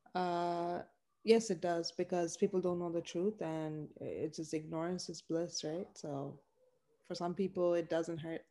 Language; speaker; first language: English; non-native, local second language; Tamil